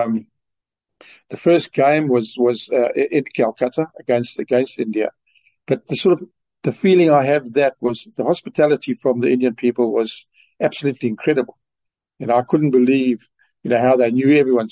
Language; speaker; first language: English; native; English